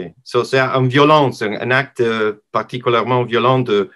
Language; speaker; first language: French; non-native, learner; English